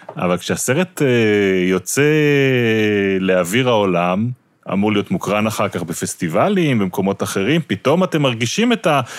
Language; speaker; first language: Hebrew; native; Hebrew